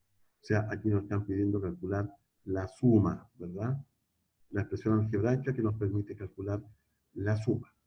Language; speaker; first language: Spanish; native; Spanish